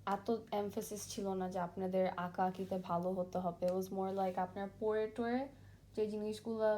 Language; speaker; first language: Bangla; early bilingual, other home language; English